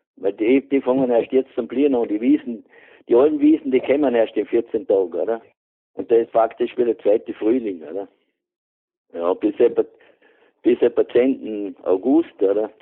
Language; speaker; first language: German; native; German